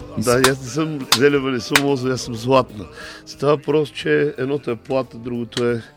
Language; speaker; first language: Bulgarian; native; Bulgarian